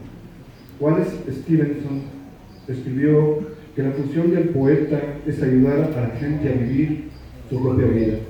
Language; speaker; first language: Spanish; native; Spanish